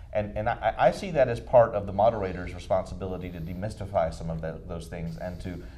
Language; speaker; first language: English; native; English